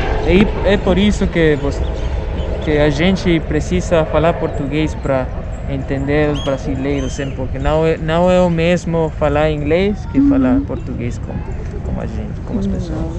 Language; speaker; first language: Portuguese; non-native, fluent; Spanish